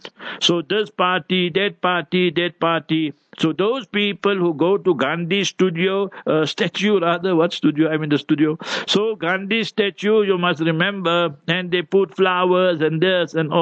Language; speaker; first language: English; non-native, local second language; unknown